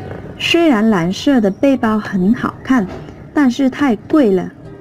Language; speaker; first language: Chinese; non-native, fluent; Vietnamese